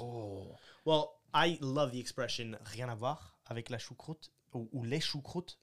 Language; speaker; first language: French; non-native, fluent; English